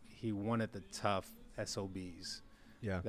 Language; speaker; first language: English; native; English